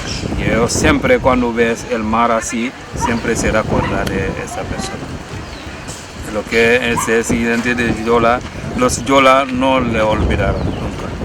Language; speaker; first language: Spanish; non-native, fluent; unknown